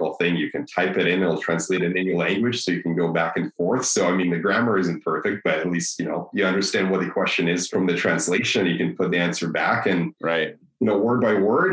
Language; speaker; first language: English; non-native, fluent; Russian